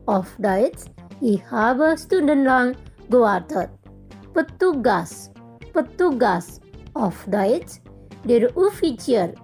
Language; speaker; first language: German; non-native, fluent; Indonesian